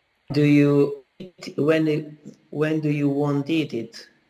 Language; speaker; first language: English; non-native, learner; Italian